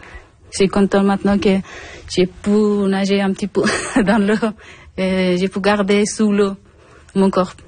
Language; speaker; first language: French; non-native, learner; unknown